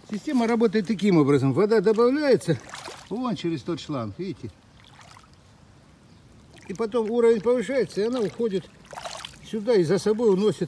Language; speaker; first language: Russian; native; Russian